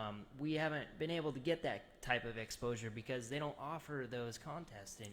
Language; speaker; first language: English; native; English